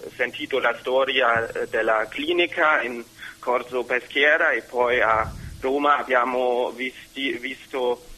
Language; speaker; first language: Italian; non-native, learner; German